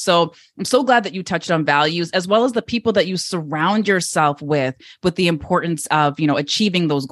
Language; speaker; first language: English; native; English